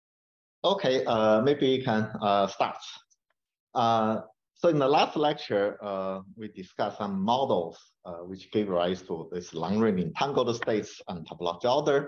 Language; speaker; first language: English; non-native, fluent; Chinese